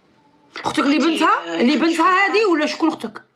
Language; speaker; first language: Arabic; native; Arabic